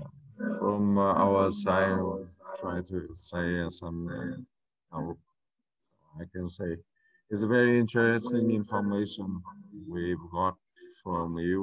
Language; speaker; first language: English; non-native, learner; Vietnamese